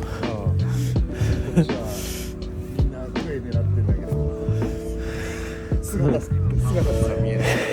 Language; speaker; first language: Japanese; native; Japanese